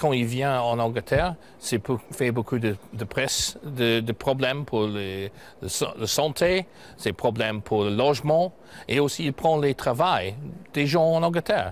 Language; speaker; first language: French; non-native, learner; English